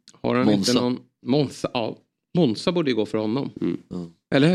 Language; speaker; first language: Swedish; native; Swedish